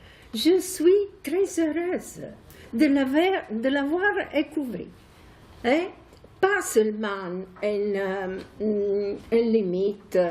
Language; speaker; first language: French; non-native, fluent; Italian